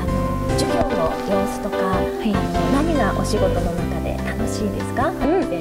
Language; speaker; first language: Japanese; native; Japanese